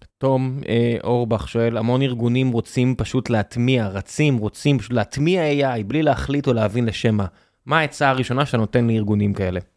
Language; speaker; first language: Hebrew; native; Hebrew